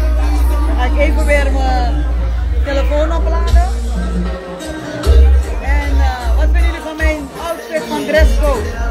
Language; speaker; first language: Dutch; native; Dutch